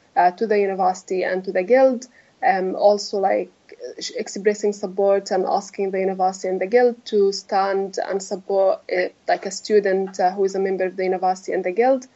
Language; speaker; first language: English; non-native, fluent; Arabic